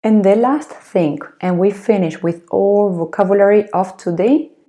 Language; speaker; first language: English; non-native, fluent; Spanish